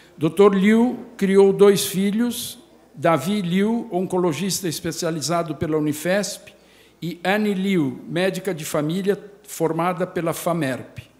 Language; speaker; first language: Portuguese; native; Portuguese